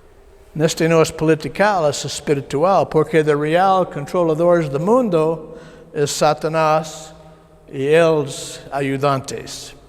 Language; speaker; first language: Spanish; non-native, learner; English